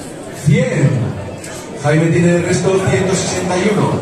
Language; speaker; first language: Spanish; native; Spanish